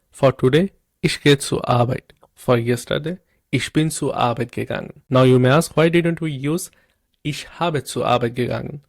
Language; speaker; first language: German; non-native, learner; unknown